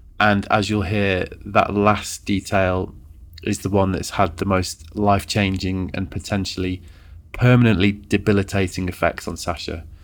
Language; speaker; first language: English; native; English